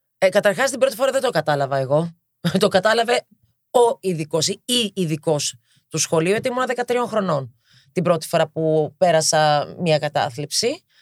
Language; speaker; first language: Greek; early bilingual, heritage; Greek